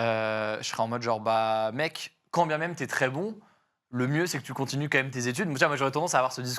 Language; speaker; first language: French; native; French